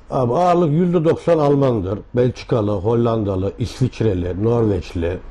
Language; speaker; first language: Turkish; early bilingual, heritage; Turkish